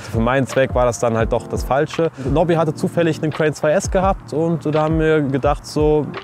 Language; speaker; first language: German; early bilingual, other home language; Russian